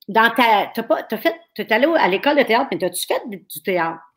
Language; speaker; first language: French; native; French